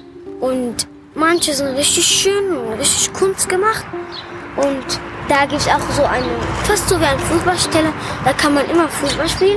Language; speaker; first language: German; early bilingual, other home language; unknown